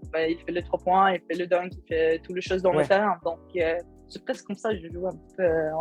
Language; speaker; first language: French; non-native, learner; Swedish